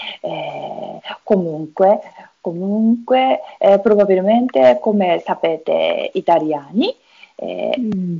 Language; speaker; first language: Italian; non-native, learner; Japanese